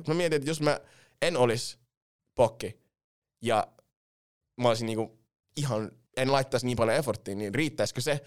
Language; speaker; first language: Finnish; early bilingual, other home language; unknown